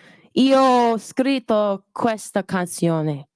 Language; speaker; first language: Italian; non-native, learner; English